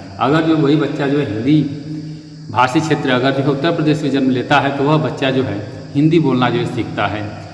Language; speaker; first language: Hindi; native; Hindi